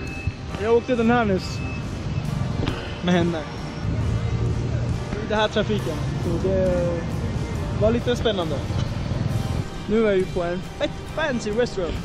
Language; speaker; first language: Swedish; early bilingual, other home language; Nepali